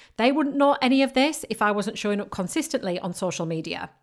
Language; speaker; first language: English; native; English